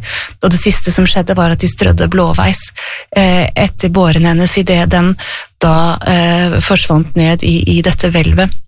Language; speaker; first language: Norwegian; native; Norwegian